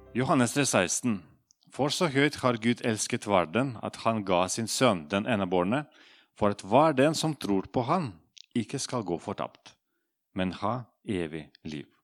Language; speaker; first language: Norwegian; non-native, fluent; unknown